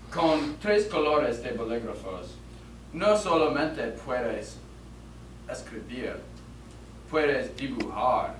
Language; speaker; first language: Spanish; non-native, learner; English